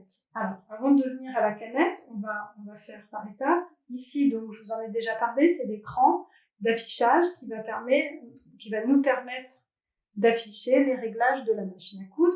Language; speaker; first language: French; native; French